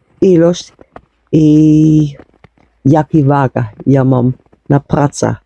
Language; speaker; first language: Polish; non-native, learner; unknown